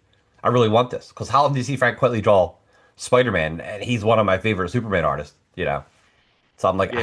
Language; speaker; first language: English; native; English